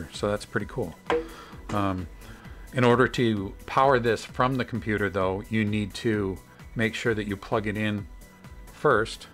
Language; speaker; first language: English; native; English